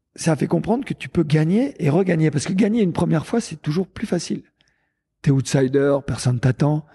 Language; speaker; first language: French; native; French